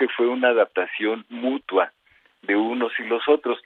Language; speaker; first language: Spanish; native; Spanish